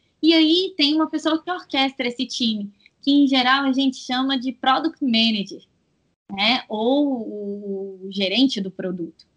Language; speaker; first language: Portuguese; native; Portuguese